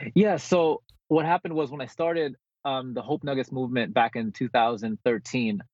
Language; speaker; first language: English; native; English